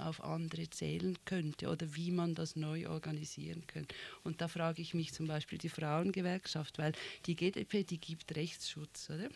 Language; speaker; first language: German; native; German